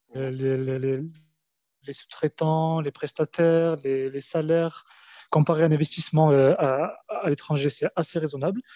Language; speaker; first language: French; early bilingual, other home language; Arabic